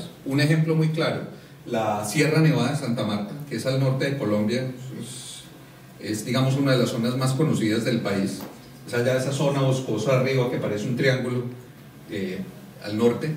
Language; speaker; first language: Spanish; native; Spanish